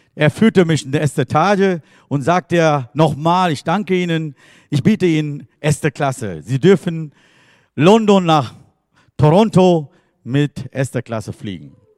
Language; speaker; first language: German; non-native, fluent; Tamil